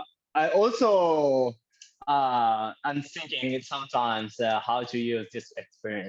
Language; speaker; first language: English; non-native, learner; Japanese